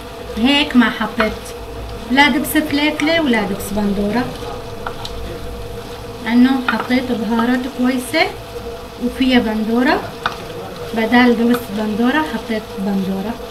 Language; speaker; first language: Arabic; non-native, local second language; Kurdish